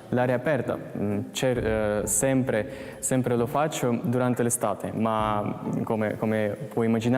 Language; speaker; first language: Italian; non-native, fluent; Russian